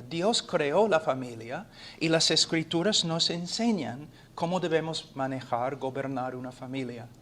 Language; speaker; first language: Spanish; non-native, fluent; English